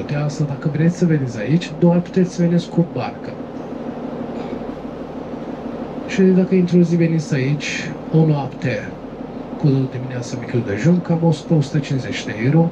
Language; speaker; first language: Romanian; non-native, learner; Turkish